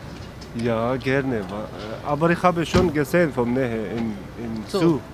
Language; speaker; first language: German; non-native, learner; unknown